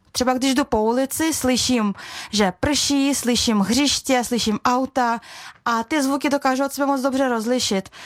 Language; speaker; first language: Czech; early bilingual, other home language; Russian